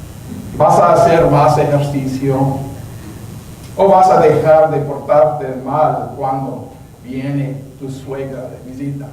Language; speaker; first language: Spanish; non-native, learner; English